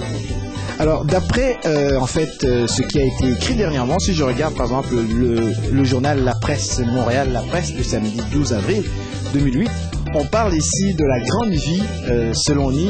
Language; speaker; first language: French; native; French